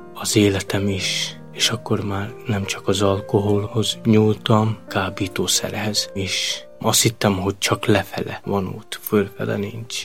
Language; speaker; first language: Hungarian; non-native, local second language; Romany